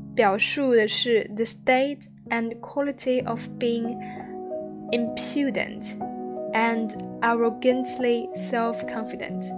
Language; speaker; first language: English; non-native, fluent; Chinese